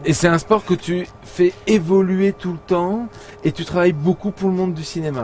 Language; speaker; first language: French; native; French